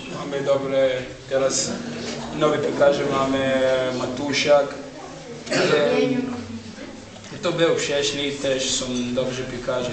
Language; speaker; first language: Polish; non-native, learner; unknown